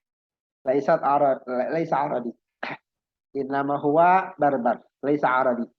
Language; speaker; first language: Arabic; non-native, fluent; Indonesian